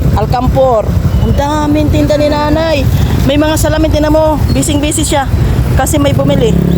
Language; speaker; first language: Filipino; native; Filipino